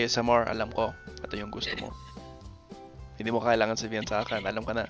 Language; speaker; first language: Filipino; non-native, fluent; English